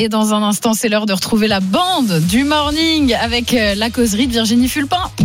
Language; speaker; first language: French; native; French